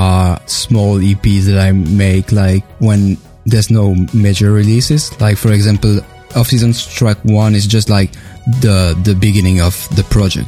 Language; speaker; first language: English; non-native, fluent; French